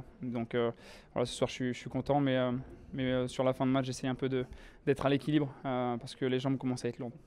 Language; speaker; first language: French; native; French